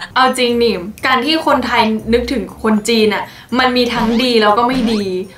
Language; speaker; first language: Thai; native; Thai